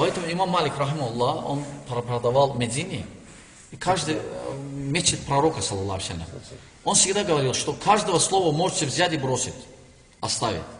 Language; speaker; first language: Russian; non-native, learner; Turkish